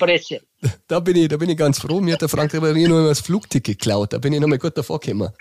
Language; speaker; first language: German; native; German